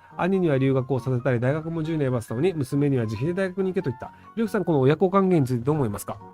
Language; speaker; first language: Japanese; native; Japanese